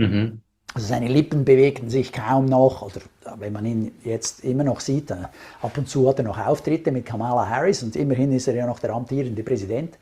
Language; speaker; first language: German; native; German